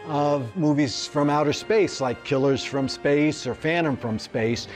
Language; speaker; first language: English; native; English